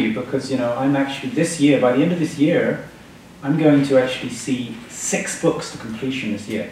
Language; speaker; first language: English; native; English